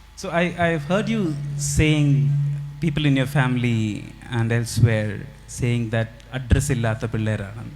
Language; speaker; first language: English; non-native, local second language; Malayalam